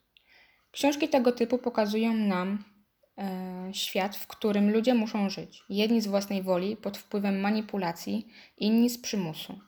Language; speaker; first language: Polish; native; Polish